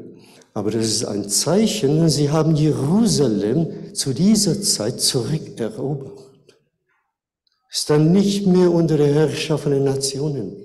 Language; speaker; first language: German; non-native, fluent; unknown